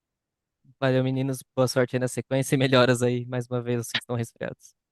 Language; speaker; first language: Portuguese; native; Portuguese